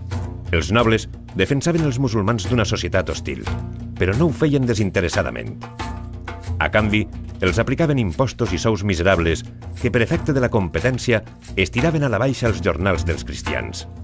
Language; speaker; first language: Catalan; native; Catalan